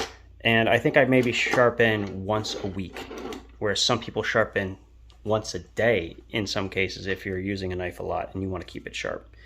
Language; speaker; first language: English; native; English